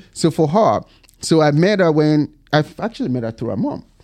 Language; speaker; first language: English; non-native, local second language; Bini